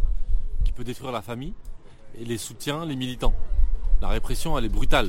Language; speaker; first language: French; native; French